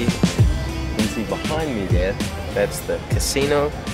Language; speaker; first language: English; native; English